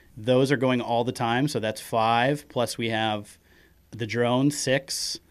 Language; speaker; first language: English; native; English